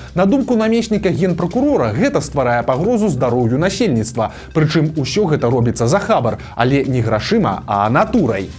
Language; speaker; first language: Belarusian; native; Belarusian